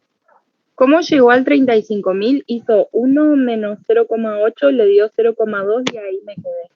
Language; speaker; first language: Spanish; native; Spanish